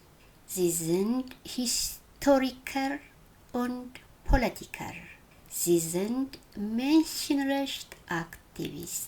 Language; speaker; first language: German; non-native, learner; Amharic